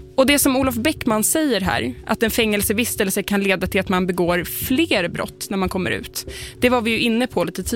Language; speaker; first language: Swedish; native; Swedish